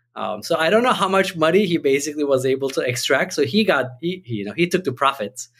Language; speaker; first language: English; non-native, fluent; Turkish